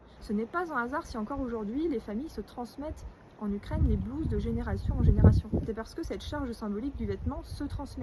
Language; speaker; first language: French; native; French